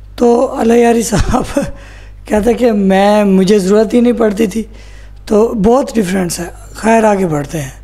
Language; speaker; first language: Urdu; native; Urdu